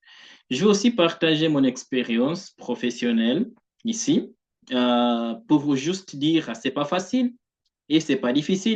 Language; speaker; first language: French; non-native, fluent; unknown